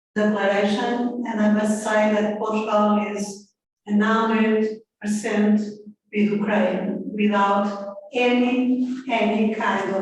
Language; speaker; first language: English; non-native, fluent; Portuguese